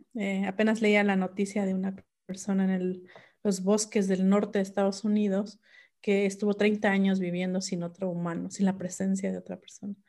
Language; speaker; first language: Spanish; non-native, local second language; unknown